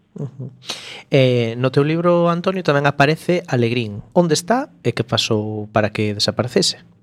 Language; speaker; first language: Galician; native; Galician